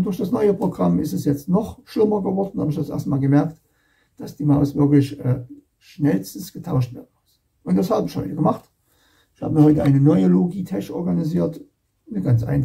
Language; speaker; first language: German; native; German